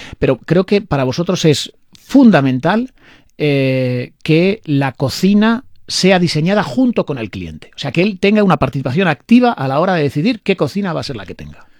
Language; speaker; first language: Spanish; native; Spanish